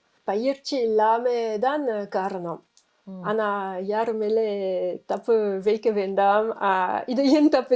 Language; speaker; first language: Tamil; non-native, fluent; Spanish